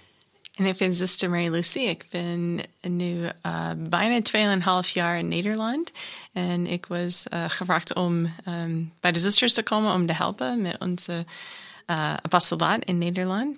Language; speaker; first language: Dutch; non-native, learner; English